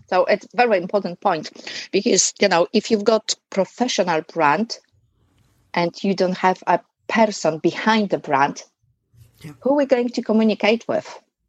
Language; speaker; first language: English; non-native, fluent; Polish